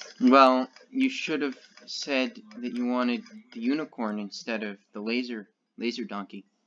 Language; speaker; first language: English; native; English